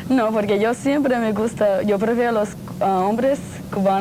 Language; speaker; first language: Spanish; non-native, learner; English